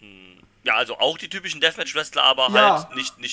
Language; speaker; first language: German; native; German